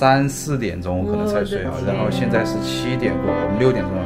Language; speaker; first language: Chinese; native; Chinese